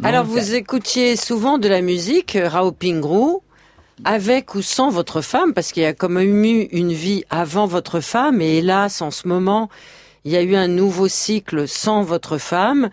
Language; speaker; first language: French; native; French